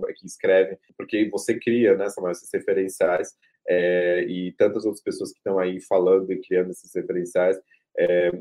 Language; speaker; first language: Portuguese; native; Portuguese